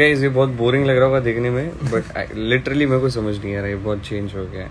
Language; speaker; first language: Hindi; non-native, local second language; Marathi